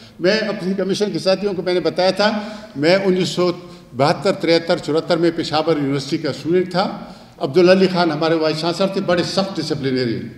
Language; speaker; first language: Urdu; non-native, local second language; Pashto